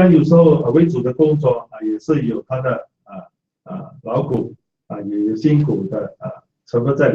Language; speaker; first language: Chinese; native; Chinese